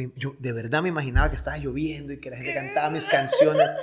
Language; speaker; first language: Spanish; native; Spanish